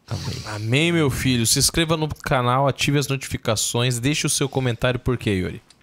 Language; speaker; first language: Portuguese; native; Portuguese